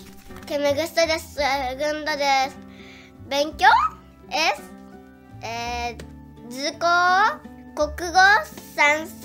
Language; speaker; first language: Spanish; early bilingual, heritage; Spanish